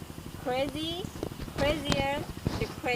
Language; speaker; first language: English; non-native, learner; Indonesian